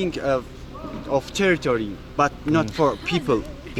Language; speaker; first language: English; non-native, learner; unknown